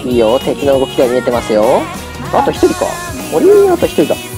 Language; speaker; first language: Japanese; native; Japanese